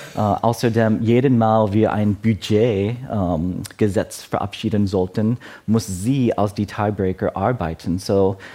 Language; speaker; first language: German; non-native, learner; Wu Chinese